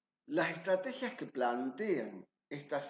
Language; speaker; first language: Spanish; native; Spanish